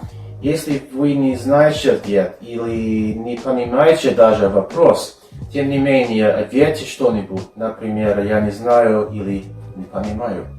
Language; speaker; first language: Russian; non-native, fluent; English